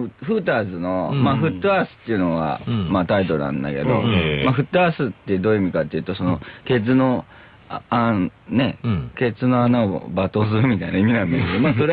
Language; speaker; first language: Japanese; native; Japanese